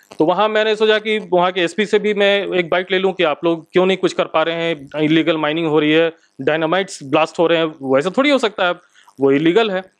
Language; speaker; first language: Hindi; native; Hindi